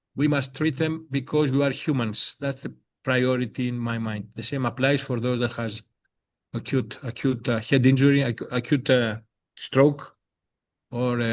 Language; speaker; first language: English; non-native, fluent; Greek